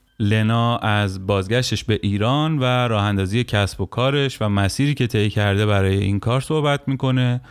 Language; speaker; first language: Persian; native; Persian